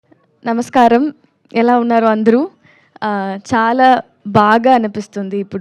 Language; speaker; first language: Telugu; non-native, learner; Tamil